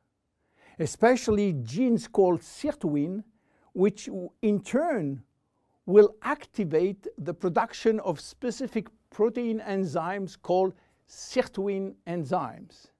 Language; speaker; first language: English; non-native, fluent; French